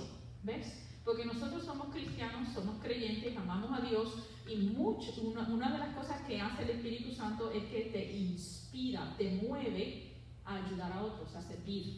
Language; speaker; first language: Spanish; early bilingual, heritage; Spanish